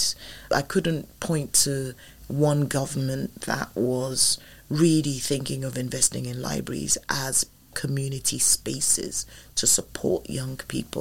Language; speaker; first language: English; non-native, local second language; Yoruba